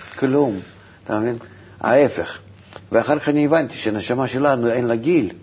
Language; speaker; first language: Hebrew; non-native, fluent; Russian